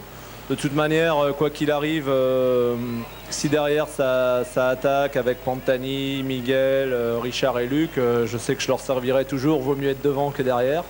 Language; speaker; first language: French; native; French